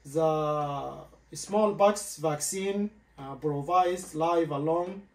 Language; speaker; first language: English; non-native, learner; Arabic